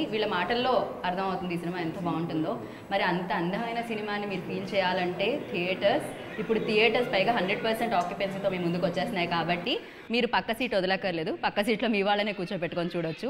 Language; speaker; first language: Telugu; native; Telugu